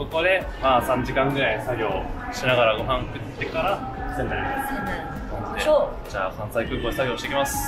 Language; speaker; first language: Japanese; native; Japanese